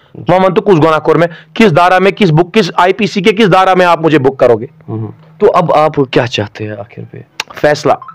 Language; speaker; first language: Urdu; non-native, local second language; Kashmiri